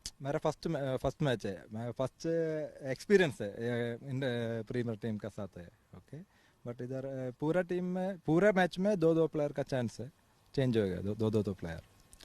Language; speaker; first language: Hindi; non-native, learner; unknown